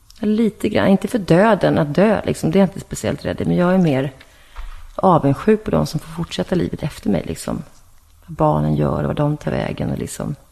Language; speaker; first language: Swedish; native; Swedish